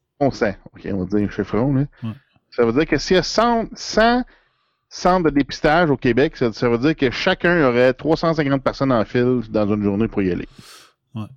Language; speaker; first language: French; native; French